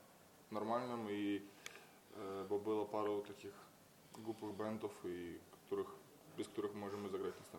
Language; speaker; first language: Polish; non-native, fluent; Belarusian